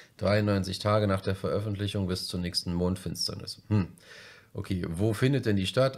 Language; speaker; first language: German; native; German